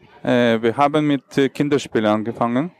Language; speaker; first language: German; non-native, learner; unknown